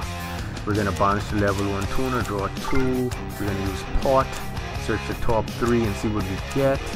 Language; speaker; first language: English; native; English